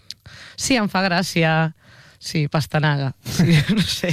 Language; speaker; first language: Catalan; non-native, learner; Spanish